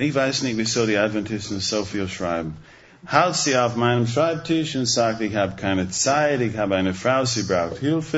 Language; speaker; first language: German; non-native, fluent; English